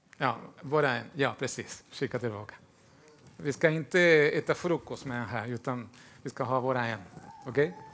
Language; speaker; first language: Swedish; non-native, fluent; Spanish